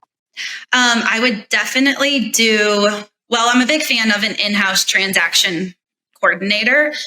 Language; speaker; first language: English; native; English